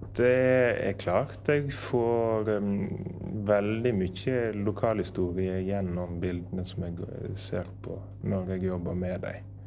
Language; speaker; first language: Norwegian; native; Norwegian